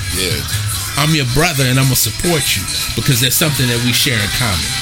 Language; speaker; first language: English; native; English